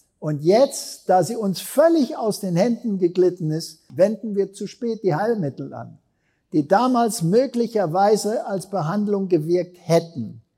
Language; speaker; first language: German; non-native, fluent; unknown